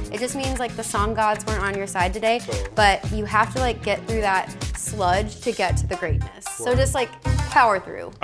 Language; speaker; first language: English; native; English